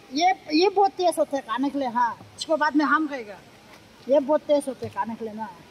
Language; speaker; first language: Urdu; non-native, local second language; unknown